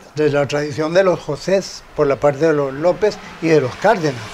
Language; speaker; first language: Spanish; native; Spanish